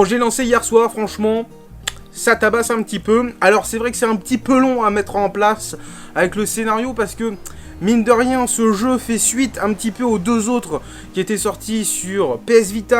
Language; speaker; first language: French; native; French